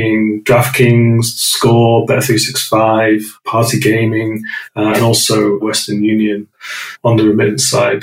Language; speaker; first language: English; native; English